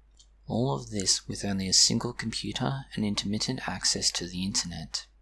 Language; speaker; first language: English; native; English